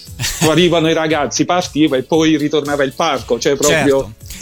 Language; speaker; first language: Italian; native; Italian